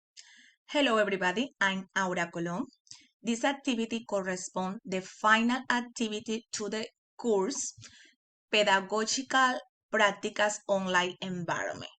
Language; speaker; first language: English; non-native, learner; Spanish